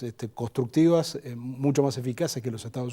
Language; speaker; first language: Spanish; native; Spanish